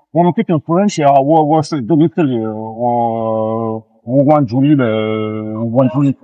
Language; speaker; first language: Chinese; non-native, learner; Russian